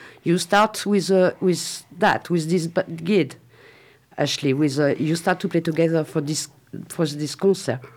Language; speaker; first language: English; non-native, learner; French